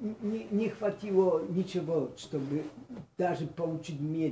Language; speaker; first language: Russian; non-native, learner; Polish